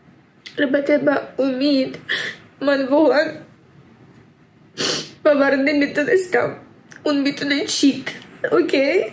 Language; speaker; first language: Persian; early bilingual, heritage; Persian